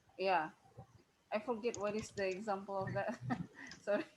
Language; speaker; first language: English; non-native, learner; Indonesian